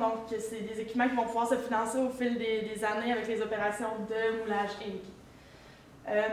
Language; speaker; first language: French; native; French